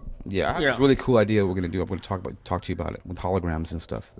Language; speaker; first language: English; native; English